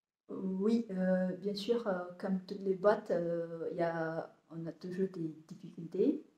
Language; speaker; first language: French; non-native, fluent; Vietnamese